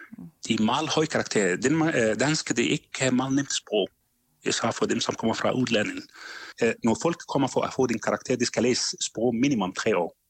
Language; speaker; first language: Danish; non-native, fluent; Arabic